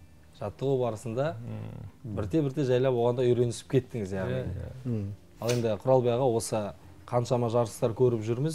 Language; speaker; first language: Kazakh; native; Kazakh